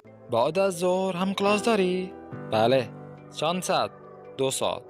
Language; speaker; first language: Persian; non-native, fluent; Urdu